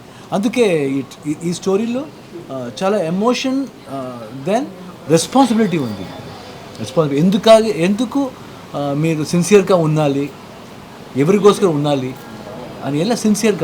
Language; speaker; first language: Telugu; non-native, learner; Kannada